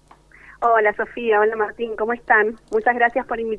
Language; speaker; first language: Spanish; native; Spanish